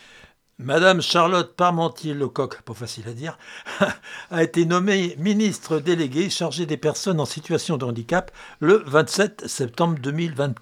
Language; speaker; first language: French; native; French